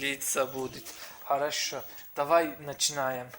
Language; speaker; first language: Russian; non-native, learner; Turkish